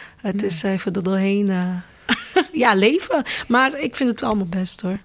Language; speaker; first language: Dutch; early bilingual, other home language; Kabuverdianu